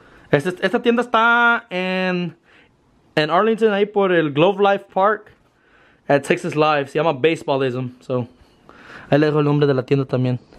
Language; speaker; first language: Spanish; early bilingual, heritage; Spanish